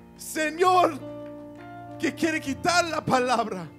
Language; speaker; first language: Spanish; early bilingual, heritage; Spanish